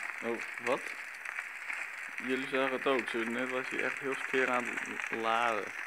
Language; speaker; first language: Dutch; native; Dutch